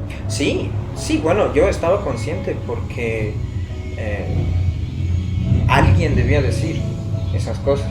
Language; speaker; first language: Spanish; non-native, fluent; Persian